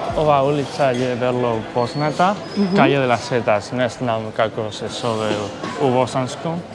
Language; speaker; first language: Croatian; non-native, learner; Spanish